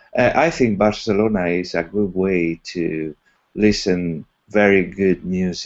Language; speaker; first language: English; non-native, learner; Italian